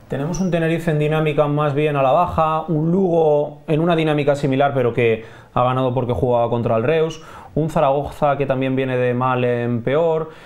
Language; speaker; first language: Spanish; non-native, local second language; Catalan